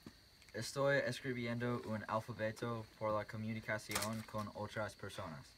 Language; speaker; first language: Spanish; non-native, learner; English